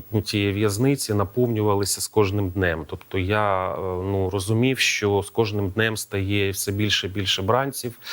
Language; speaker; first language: Ukrainian; native; Ukrainian